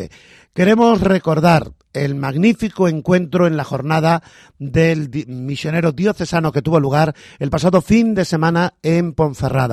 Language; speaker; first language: Spanish; native; Spanish